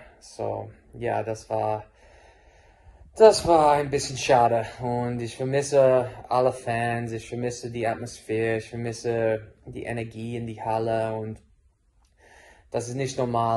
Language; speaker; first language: German; non-native, learner; English